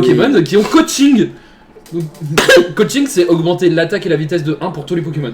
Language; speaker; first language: French; native; French